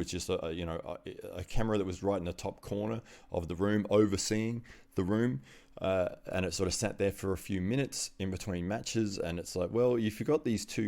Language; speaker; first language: English; native; English